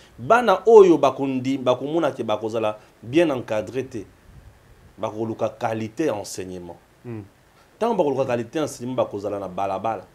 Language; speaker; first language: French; non-native, local second language; Lingala